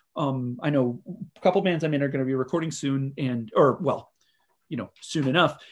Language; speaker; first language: English; native; English